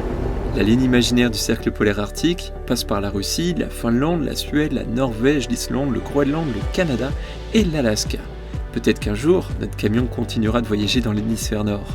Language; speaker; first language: French; native; French